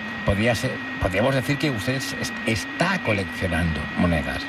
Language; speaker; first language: Spanish; native; Spanish